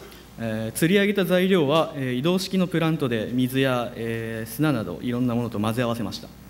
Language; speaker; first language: Japanese; native; Japanese